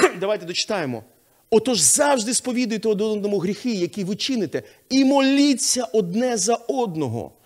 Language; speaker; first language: Ukrainian; non-native, local second language; Russian